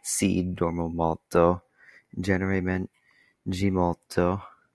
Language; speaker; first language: Italian; non-native, learner; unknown